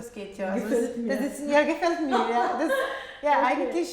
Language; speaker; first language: German; non-native, fluent; Portuguese